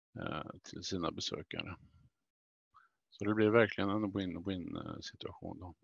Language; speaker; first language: Swedish; native; Swedish